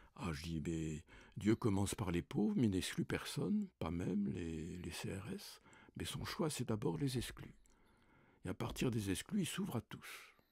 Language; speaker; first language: French; native; French